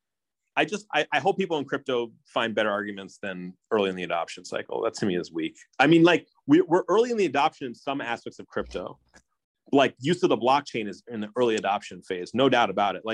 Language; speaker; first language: English; native; English